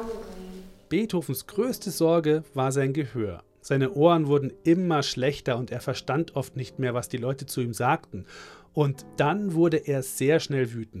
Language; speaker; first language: German; native; German